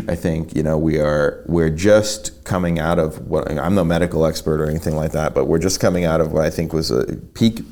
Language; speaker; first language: English; native; English